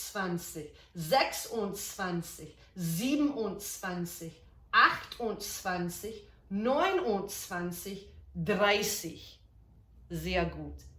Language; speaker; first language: German; non-native, fluent; English